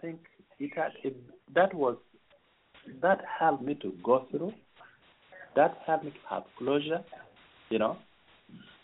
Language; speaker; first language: English; non-native, local second language; Acoli